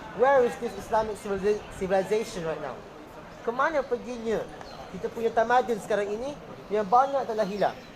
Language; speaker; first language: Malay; native; Malay